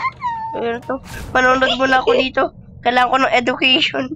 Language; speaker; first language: Filipino; native; Filipino